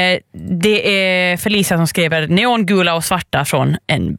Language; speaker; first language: Swedish; native; Swedish